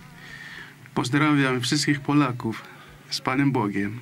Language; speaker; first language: Polish; non-native, learner; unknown